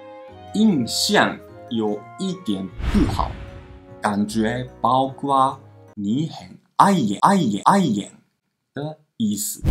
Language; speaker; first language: Chinese; non-native, fluent; Japanese